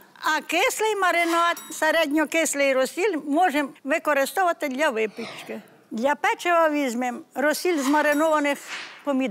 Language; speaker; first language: Ukrainian; native; Ukrainian